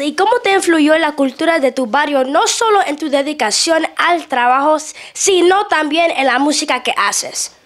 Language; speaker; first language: Spanish; early bilingual, heritage; Spanish